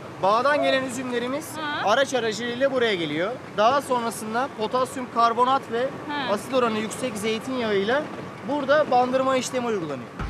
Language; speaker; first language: Turkish; native; Turkish